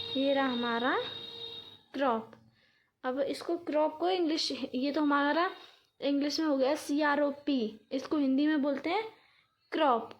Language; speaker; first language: Hindi; native; Hindi